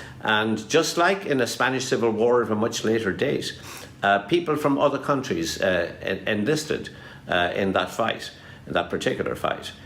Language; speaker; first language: English; native; English